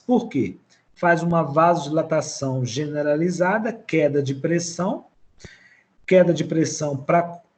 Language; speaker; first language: Portuguese; native; Portuguese